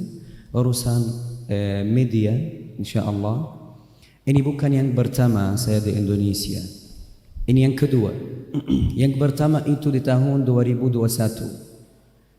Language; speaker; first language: Indonesian; non-native, fluent; Arabic